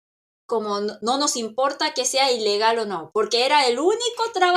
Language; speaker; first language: Spanish; non-native, local second language; Korean